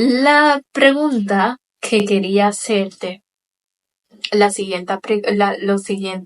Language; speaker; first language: Spanish; non-native, local second language; Haitian Creole